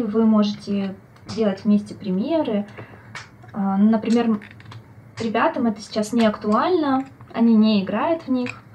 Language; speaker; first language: Russian; native; Russian